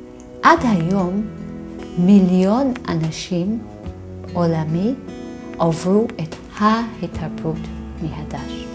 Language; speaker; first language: Hebrew; non-native, fluent; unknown